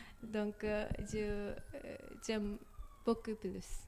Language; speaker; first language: French; non-native, learner; Japanese